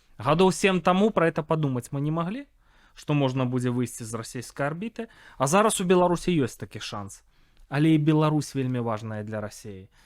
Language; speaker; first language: Belarusian; non-native, local second language; Russian